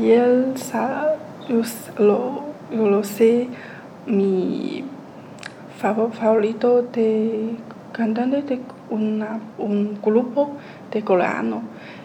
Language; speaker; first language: Spanish; non-native, learner; Chinese